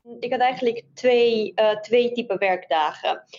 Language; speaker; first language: Dutch; non-native, fluent; Romanian